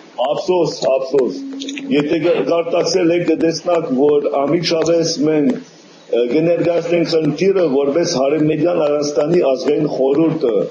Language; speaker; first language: Armenian; early bilingual, heritage; Armenian